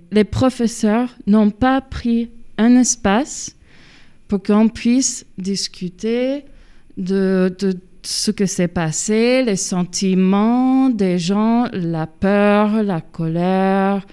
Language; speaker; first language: French; non-native, fluent; English